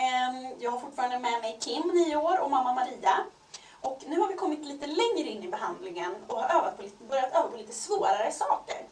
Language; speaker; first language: Swedish; native; Swedish